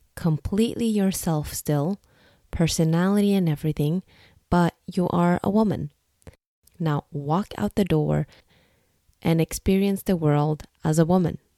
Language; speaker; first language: English; non-native, fluent; Norwegian